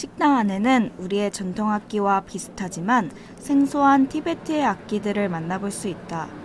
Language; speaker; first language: Korean; native; Korean